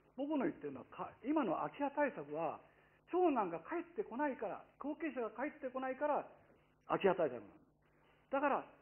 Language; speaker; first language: Japanese; native; Japanese